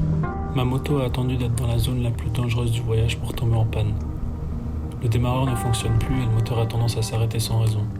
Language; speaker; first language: French; native; French